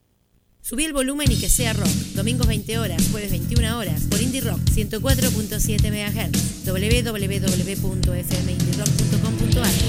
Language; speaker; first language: Spanish; native; Spanish